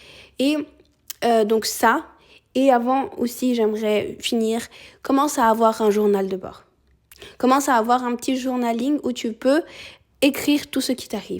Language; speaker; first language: French; early bilingual, other home language; Spanish